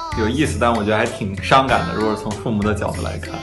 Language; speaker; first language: Chinese; native; Chinese